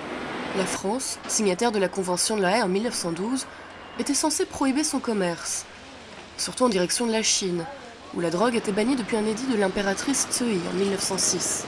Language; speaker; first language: French; native; French